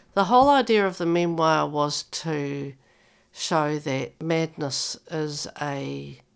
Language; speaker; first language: English; native; English